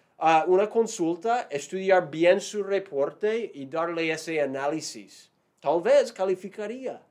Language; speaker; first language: Spanish; non-native, fluent; English